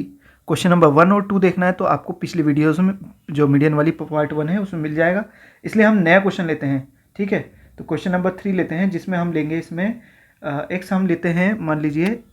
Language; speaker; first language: Hindi; native; Hindi